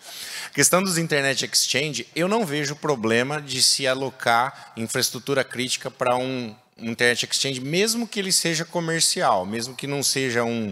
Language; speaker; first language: Portuguese; native; Portuguese